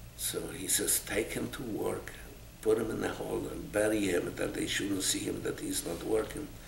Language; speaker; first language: English; non-native, fluent; Polish